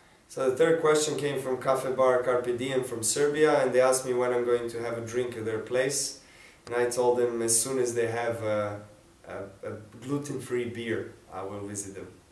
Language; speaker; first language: English; non-native, fluent; Serbian